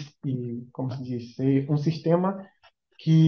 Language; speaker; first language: French; non-native, learner; Portuguese